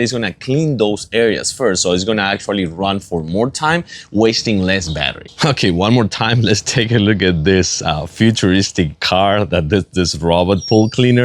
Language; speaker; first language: English; non-native, fluent; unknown